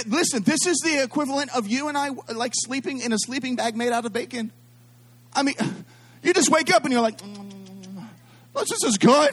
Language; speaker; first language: English; native; English